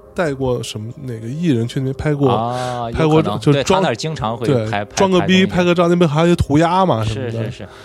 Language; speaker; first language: Chinese; native; Chinese